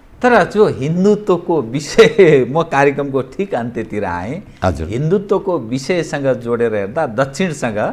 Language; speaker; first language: Nepali; native; Nepali